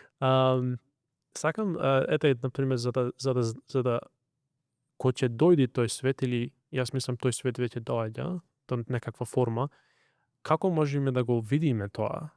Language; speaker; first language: Macedonian; early bilingual, heritage; Macedonian